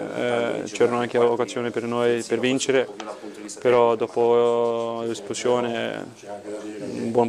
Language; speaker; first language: Italian; non-native, fluent; Icelandic